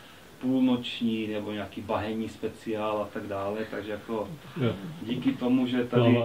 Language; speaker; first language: Czech; native; Czech